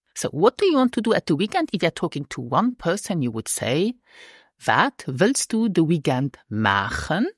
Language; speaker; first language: English; non-native, fluent; Luxembourgish